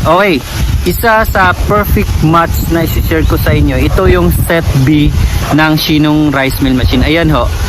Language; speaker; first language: Filipino; native; Filipino